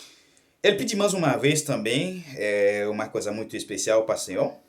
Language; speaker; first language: Portuguese; non-native, learner; Haitian Creole